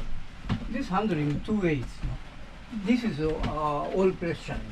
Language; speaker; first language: English; non-native, learner; Japanese